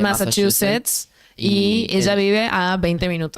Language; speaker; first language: Spanish; native; Spanish